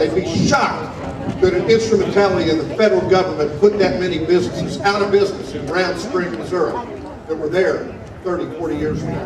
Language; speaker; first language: English; native; English